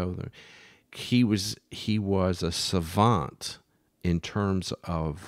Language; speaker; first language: English; native; English